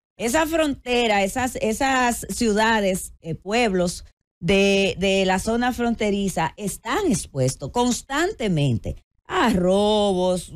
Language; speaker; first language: Spanish; native; Spanish